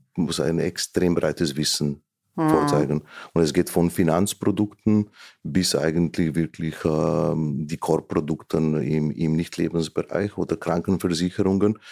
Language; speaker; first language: German; non-native, fluent; Slovenian